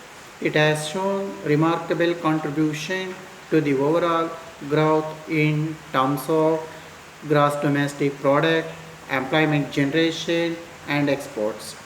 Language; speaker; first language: English; non-native, local second language; Kannada